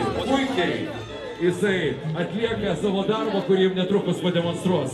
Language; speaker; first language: Lithuanian; native; Lithuanian